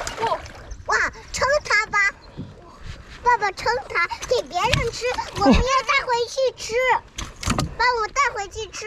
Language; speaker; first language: Chinese; early bilingual, heritage; Chinese